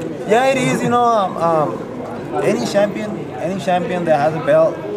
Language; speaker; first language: English; non-native, fluent; Spanish